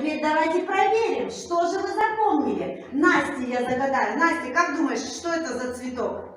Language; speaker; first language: Russian; native; Russian